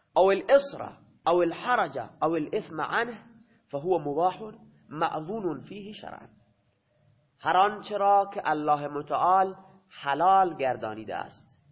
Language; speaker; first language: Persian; non-native, local second language; Baluchi